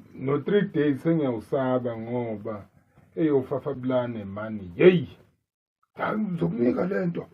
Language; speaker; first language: Zulu; native; Zulu